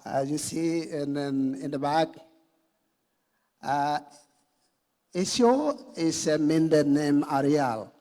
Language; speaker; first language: English; non-native, learner; Indonesian